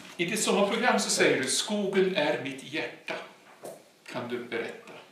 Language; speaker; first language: Swedish; native; Swedish